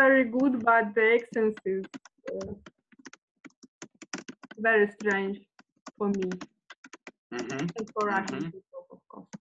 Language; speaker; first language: English; non-native, learner; Russian